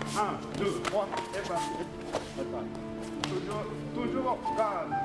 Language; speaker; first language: French; non-native, learner; Japanese